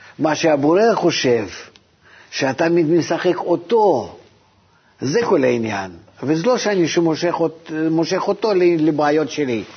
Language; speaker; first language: Hebrew; non-native, fluent; Russian